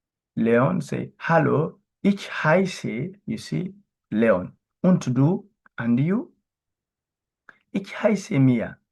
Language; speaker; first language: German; non-native, learner; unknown